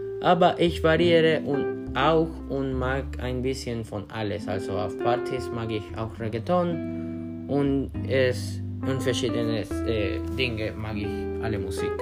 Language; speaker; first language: German; non-native, learner; Spanish